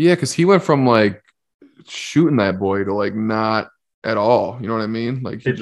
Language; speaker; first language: English; native; English